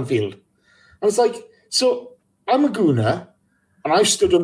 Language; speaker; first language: English; native; English